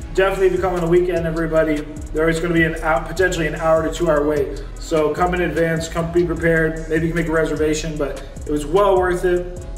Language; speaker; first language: English; native; English